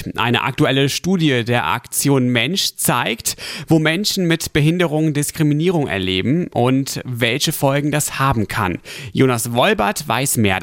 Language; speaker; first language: German; native; German